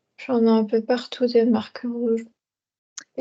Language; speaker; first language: French; native; French